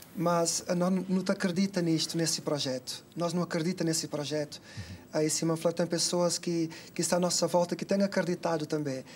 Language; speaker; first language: Portuguese; non-native, local second language; Kabuverdianu